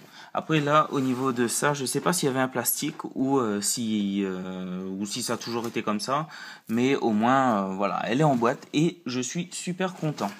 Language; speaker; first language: French; native; French